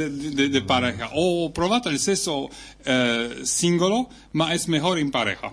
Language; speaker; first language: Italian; non-native, fluent; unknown